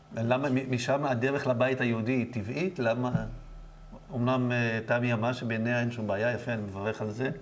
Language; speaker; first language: Hebrew; native; Hebrew